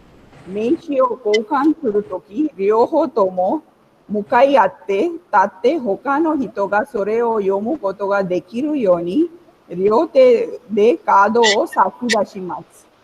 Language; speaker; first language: Japanese; non-native, fluent; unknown